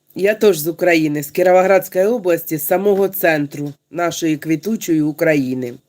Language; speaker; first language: Ukrainian; non-native, local second language; Russian